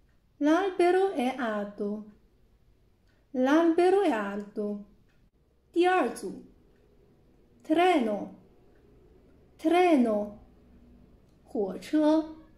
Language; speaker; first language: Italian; non-native, fluent; Chinese